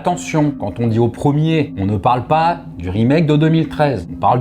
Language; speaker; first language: French; native; French